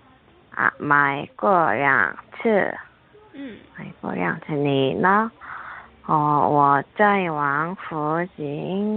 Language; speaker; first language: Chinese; non-native, learner; Korean